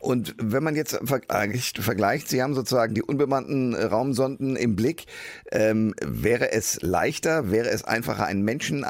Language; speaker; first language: German; native; German